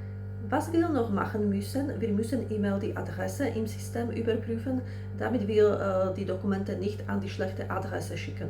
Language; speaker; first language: German; non-native, fluent; Slovak